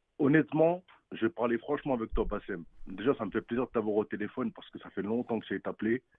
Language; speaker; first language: French; early bilingual, other home language; Kabyle